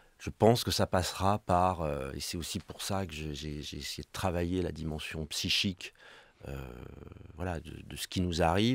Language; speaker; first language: French; native; French